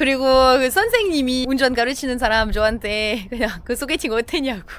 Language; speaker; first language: Korean; non-native, fluent; French